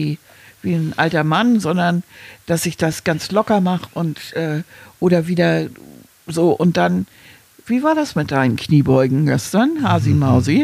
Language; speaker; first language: German; native; German